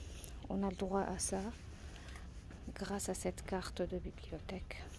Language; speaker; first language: French; non-native, fluent; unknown